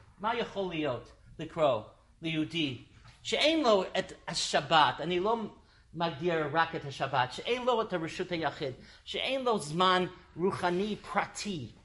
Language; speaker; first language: Hebrew; non-native, fluent; English